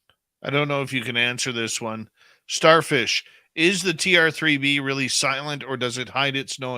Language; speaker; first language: English; native; English